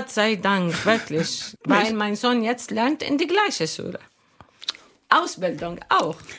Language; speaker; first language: German; non-native, learner; Arabic